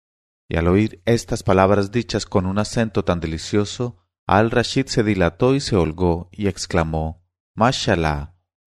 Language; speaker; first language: Spanish; native; Spanish